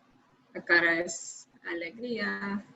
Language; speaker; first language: Spanish; non-native, learner; English